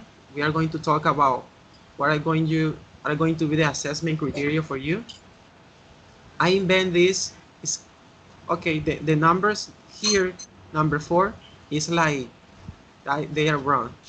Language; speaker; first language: English; non-native, learner; Spanish